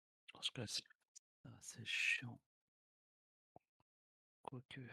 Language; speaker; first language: French; native; French